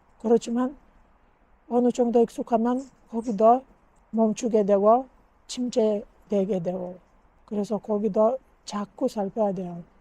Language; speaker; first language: Korean; non-native, learner; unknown